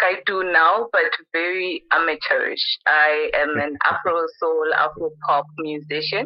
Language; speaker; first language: English; non-native, local second language; Venda